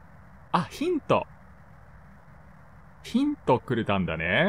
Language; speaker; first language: Japanese; non-native, fluent; English